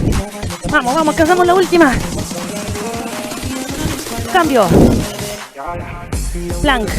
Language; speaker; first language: Spanish; native; Spanish